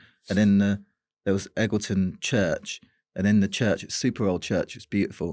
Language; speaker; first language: English; native; English